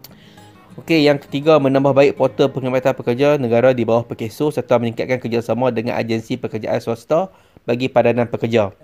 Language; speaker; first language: Malay; native; Malay